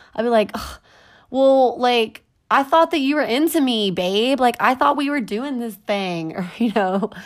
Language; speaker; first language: English; native; English